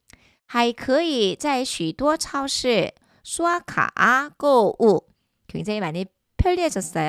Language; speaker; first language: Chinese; non-native, fluent; Korean